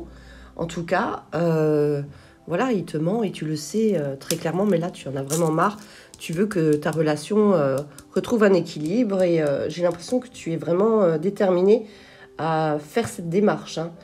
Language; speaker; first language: French; native; French